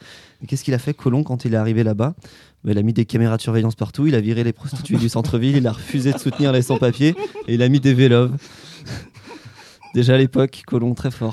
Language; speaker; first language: French; native; French